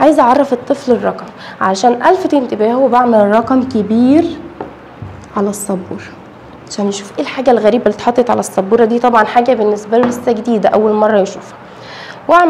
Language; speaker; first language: Arabic; native; Arabic